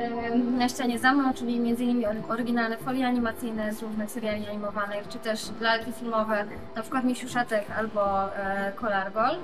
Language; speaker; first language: Polish; native; Polish